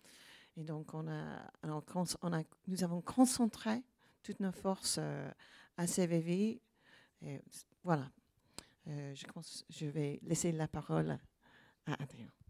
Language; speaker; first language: French; non-native, learner; English